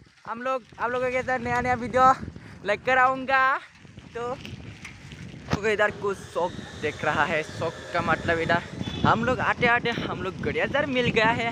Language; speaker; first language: Hindi; non-native, local second language; Bodo